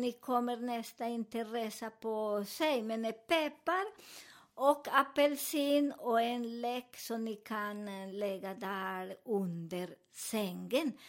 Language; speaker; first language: Swedish; non-native, learner; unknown